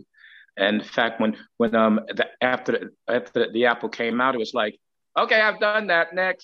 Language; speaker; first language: English; native; English